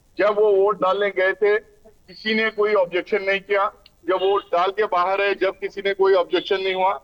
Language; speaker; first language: Hindi; non-native, local second language; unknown